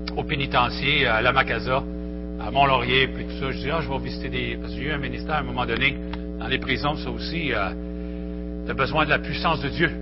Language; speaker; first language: French; native; French